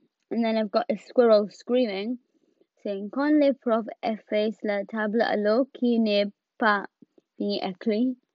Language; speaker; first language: French; non-native, learner; English